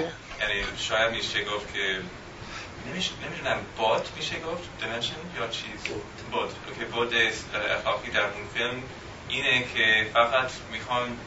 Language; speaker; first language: Persian; non-native, fluent; English